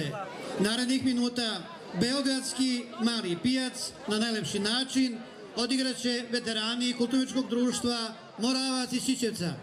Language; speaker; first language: Bosnian; native; Bosnian